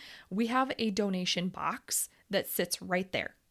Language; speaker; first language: English; native; English